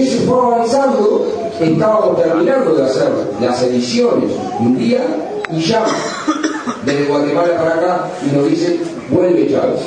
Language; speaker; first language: Spanish; native; Spanish